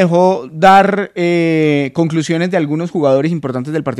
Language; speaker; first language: Spanish; native; Spanish